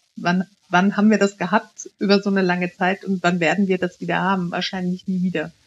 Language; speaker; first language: German; early bilingual, other home language; Italian